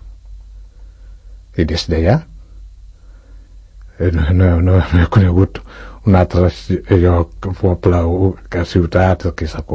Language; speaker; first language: Catalan; non-native, fluent; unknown